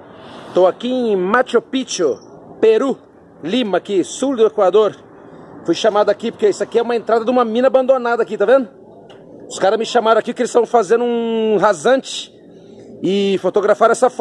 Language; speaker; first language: Portuguese; native; Portuguese